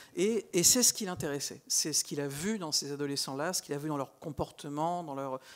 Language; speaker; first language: French; native; French